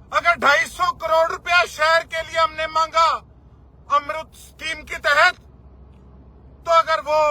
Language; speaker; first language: Hindi; non-native, local second language; Punjabi